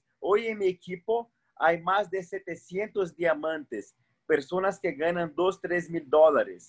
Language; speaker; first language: Spanish; non-native, fluent; Portuguese